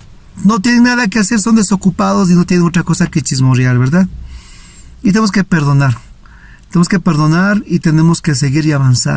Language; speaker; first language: Spanish; native; Spanish